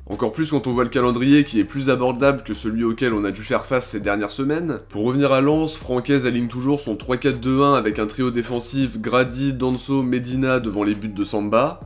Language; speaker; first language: French; native; French